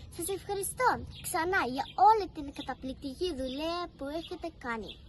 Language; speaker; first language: Greek; early bilingual, other home language; Persian